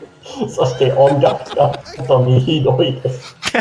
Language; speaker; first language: Japanese; non-native, fluent; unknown